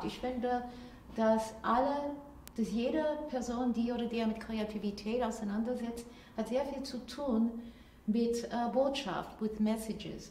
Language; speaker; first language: German; non-native, fluent; English